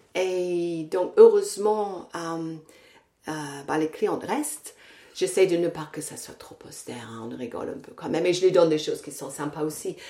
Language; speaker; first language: French; non-native, fluent; English